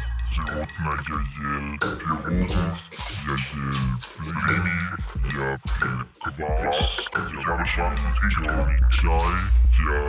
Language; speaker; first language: Russian; non-native, learner; German